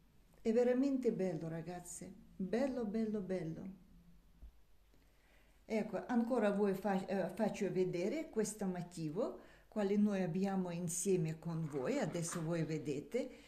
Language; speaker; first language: Italian; non-native, learner; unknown